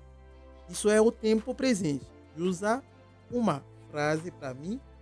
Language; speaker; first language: Portuguese; non-native, local second language; Haitian Creole